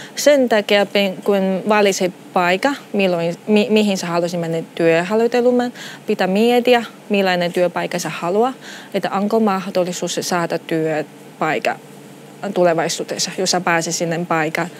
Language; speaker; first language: Finnish; non-native, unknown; Chinese